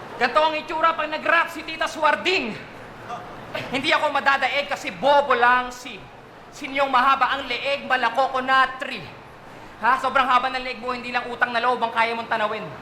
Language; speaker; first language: Filipino; native; Filipino